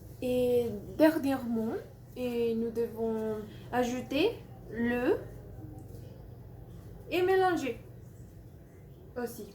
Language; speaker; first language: French; non-native, learner; Spanish